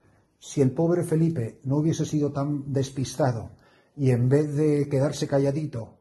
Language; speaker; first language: Spanish; native; Spanish